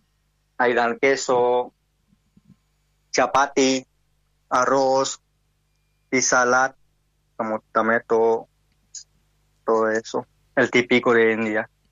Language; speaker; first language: Spanish; non-native, learner; Hindi